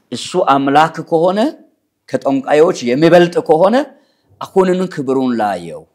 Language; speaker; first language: Amharic; non-native, local second language; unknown